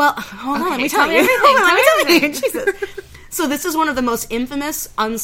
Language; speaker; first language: English; native; English